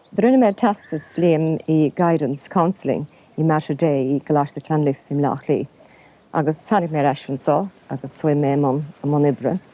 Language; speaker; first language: Irish; non-native, local second language; English